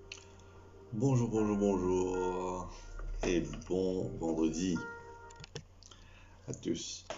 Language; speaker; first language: French; non-native, local second language; Morisyen